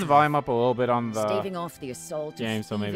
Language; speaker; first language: English; native; English